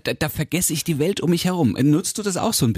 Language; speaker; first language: German; native; German